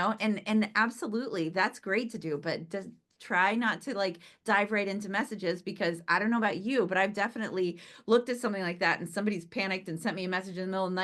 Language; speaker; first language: English; native; English